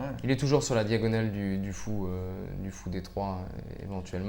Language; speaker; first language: French; native; French